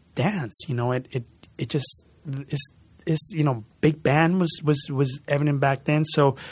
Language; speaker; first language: English; early bilingual, other home language; Spanish